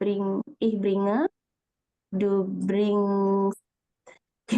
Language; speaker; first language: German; non-native, learner; Indonesian